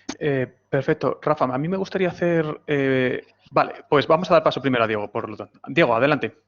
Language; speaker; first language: Spanish; native; Spanish